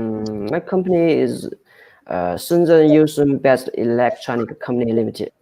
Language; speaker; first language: English; non-native, learner; Chinese